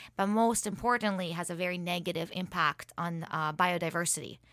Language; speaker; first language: English; early bilingual, other home language; Hebrew